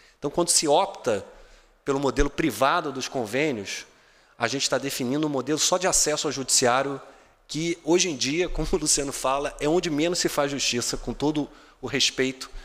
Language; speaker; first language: Portuguese; native; Portuguese